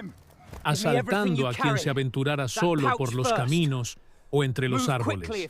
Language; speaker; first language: Spanish; native; Spanish